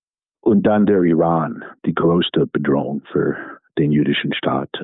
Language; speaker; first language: German; non-native, fluent; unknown